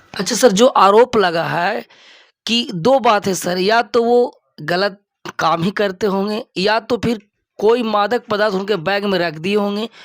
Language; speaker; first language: Hindi; native; Hindi